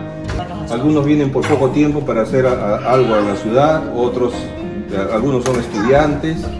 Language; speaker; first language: Spanish; native; Spanish